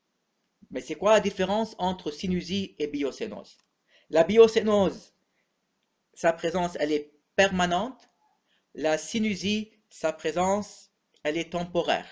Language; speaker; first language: French; non-native, local second language; Arabic